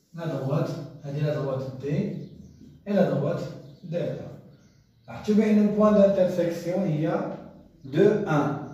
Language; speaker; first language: French; non-native, local second language; Arabic